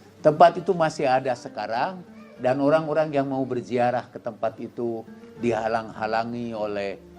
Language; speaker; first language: Indonesian; native; Indonesian